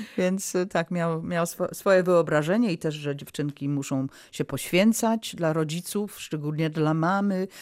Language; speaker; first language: Polish; early bilingual, heritage; Polish